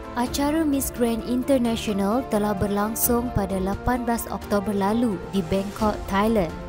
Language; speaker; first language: Malay; native; Malay